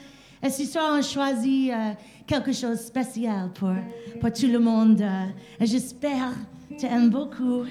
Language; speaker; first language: French; non-native, learner; English